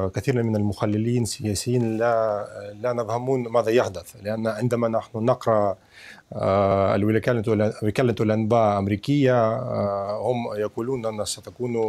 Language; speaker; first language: Arabic; non-native, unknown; Ukrainian